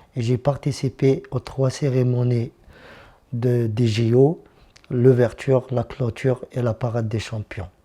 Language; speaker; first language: French; non-native, local second language; Arabic